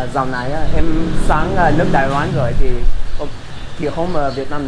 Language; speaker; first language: Vietnamese; non-native, learner; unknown